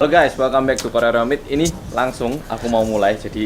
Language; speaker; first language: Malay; non-native, fluent; Korean